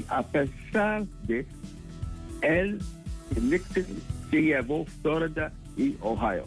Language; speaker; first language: Spanish; non-native, fluent; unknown